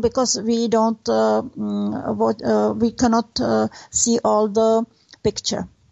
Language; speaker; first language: English; non-native, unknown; Czech